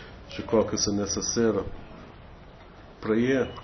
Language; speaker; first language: French; non-native, learner; English